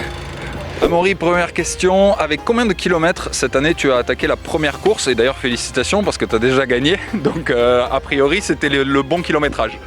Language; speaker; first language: French; native; French